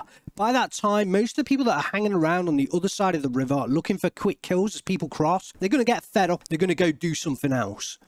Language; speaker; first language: English; native; English